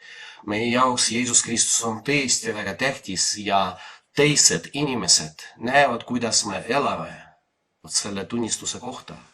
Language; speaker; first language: Estonian; non-native, fluent; Polish